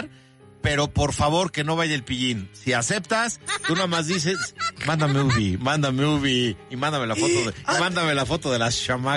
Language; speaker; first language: Spanish; native; Spanish